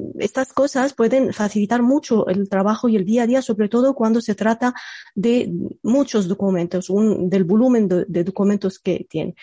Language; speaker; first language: Spanish; non-native, fluent; Arabic